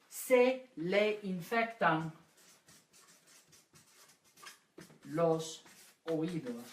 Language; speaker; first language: Spanish; non-native, fluent; English